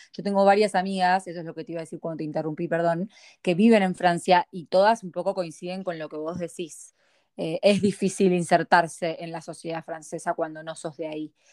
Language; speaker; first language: Spanish; native; Spanish